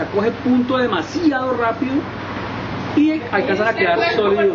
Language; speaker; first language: Spanish; native; Spanish